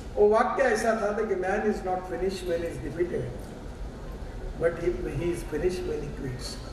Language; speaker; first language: Hindi; non-native, local second language; Marathi